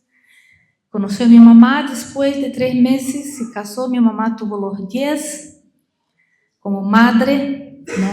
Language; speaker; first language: Spanish; non-native, learner; Portuguese